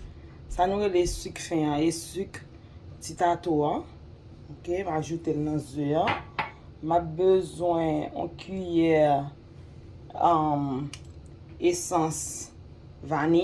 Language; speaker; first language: French; non-native, local second language; Haitian Creole